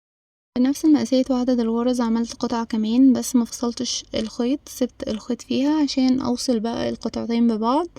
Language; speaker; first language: Arabic; native; Arabic